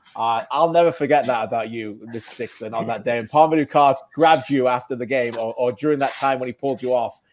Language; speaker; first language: English; native; English